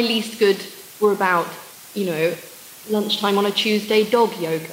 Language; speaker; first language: English; native; English